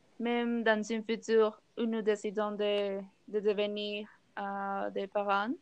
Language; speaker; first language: French; non-native, learner; Spanish